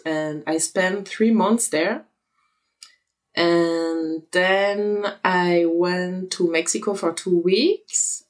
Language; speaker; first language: English; non-native, fluent; French